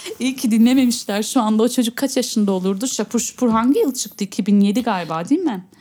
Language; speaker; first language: Turkish; early bilingual, heritage; Turkish